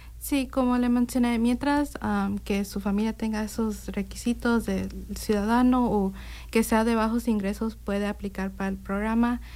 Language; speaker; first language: Spanish; early bilingual, heritage; Spanish